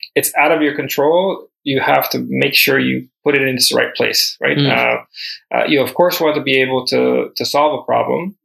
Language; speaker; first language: English; early bilingual, other home language; Spanish